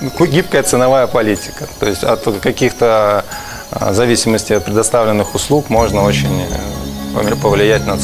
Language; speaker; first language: Russian; native; Russian